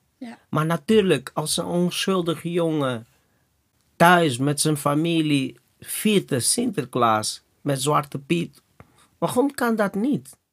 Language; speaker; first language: Dutch; non-native, fluent; Portuguese